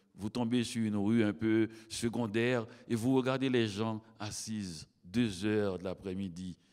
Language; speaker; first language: French; native; French